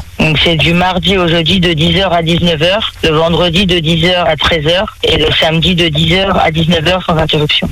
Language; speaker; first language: French; native; French